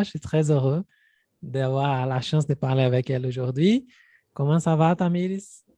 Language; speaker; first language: French; non-native, fluent; Portuguese